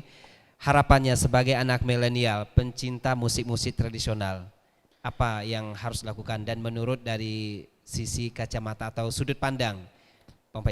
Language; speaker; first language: Malay; native; Malay